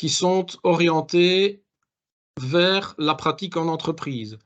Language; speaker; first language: French; native; French